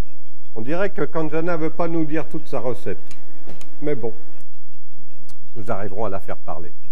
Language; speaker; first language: French; native; French